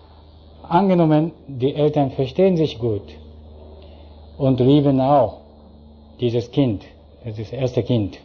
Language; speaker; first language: German; non-native, fluent; Japanese